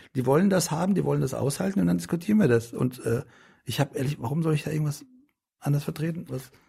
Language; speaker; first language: German; early bilingual, other home language; Persian